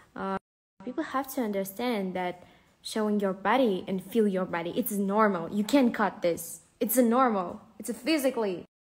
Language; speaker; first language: English; non-native, learner; Kazakh